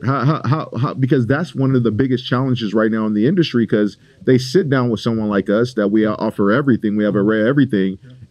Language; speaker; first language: English; native; English